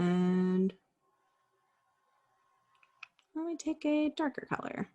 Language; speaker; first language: English; native; English